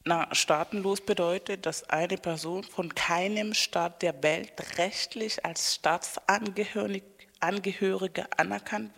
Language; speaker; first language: German; non-native, fluent; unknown